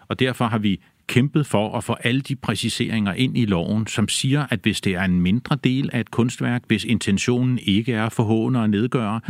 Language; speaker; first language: Danish; native; Danish